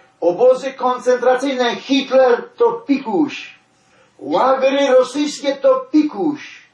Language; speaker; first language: Polish; native; Polish